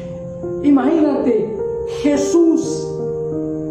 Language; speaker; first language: Spanish; native; Spanish